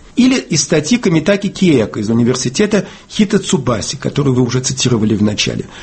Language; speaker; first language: Russian; native; Russian